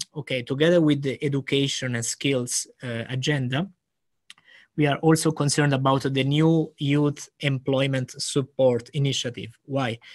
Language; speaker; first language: English; non-native, fluent; Italian